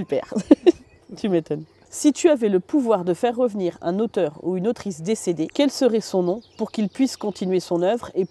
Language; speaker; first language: French; native; French